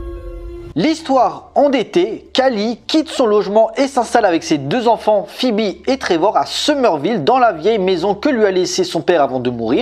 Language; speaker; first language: French; native; French